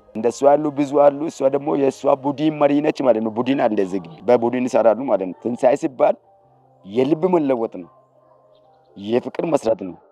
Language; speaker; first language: Amharic; native; Amharic